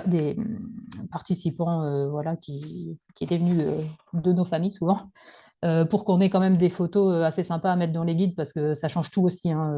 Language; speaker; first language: French; native; French